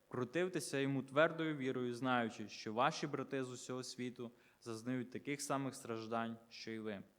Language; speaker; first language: Ukrainian; native; Ukrainian